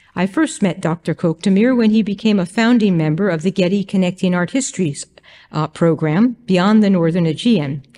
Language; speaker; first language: English; native; English